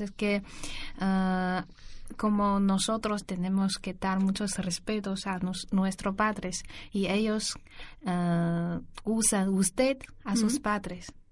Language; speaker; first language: Spanish; non-native, learner; Chinese